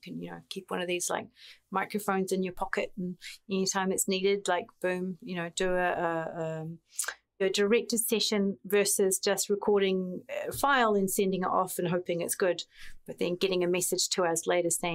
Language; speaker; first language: English; native; English